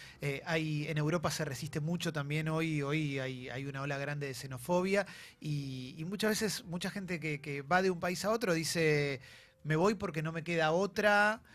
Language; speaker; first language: Spanish; native; Spanish